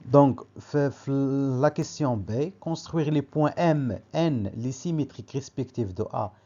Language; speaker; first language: French; non-native, local second language; Arabic